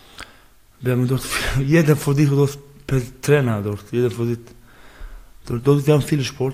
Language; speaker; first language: German; non-native, learner; Persian